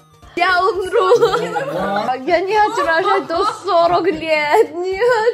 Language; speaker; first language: Russian; non-native, learner; Korean